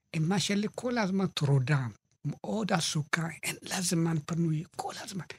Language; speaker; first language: Hebrew; non-native, fluent; Amharic